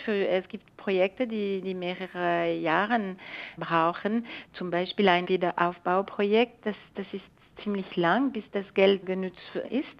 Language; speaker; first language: German; non-native, local second language; French